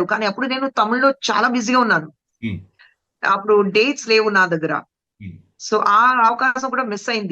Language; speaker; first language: Telugu; non-native, fluent; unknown